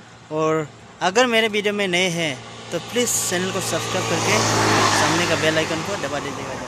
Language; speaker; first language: Hindi; non-native, local second language; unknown